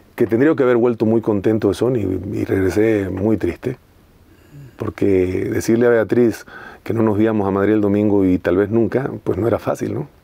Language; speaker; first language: Spanish; native; Spanish